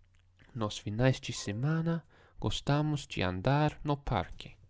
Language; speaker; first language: Portuguese; non-native, learner; English